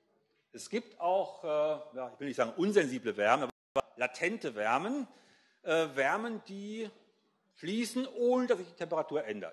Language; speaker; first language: German; native; German